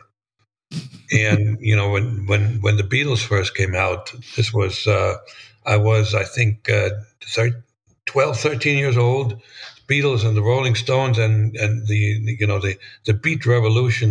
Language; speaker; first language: English; non-native, fluent; German